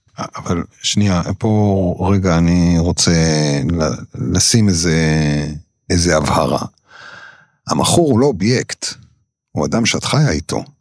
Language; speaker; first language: Hebrew; native; Hebrew